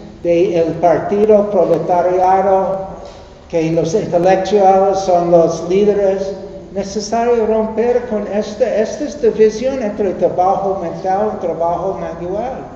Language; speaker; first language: Spanish; non-native, learner; English